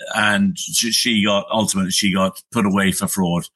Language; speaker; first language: English; native; English